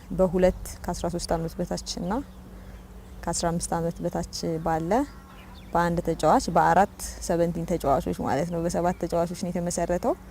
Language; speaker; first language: Amharic; native; Amharic